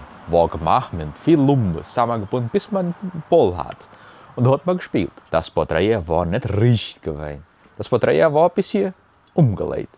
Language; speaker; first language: German; early bilingual, heritage; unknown